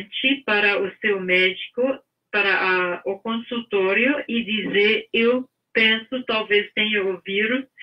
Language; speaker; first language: Portuguese; non-native, fluent; English